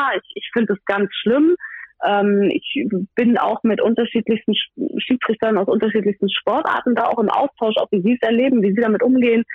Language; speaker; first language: German; native; German